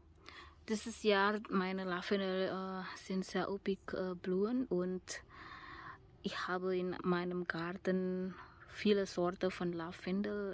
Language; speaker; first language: German; non-native, learner; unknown